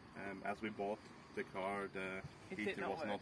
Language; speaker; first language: English; non-native, learner; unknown